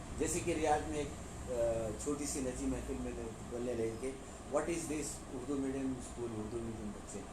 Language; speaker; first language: Urdu; native; Urdu